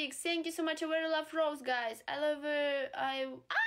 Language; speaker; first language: English; non-native, learner; Russian